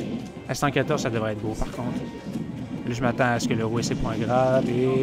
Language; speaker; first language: French; native; French